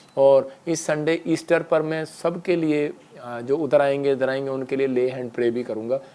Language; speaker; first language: Hindi; non-native, local second language; Punjabi